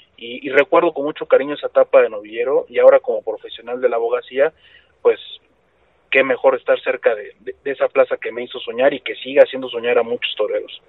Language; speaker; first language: Spanish; native; Spanish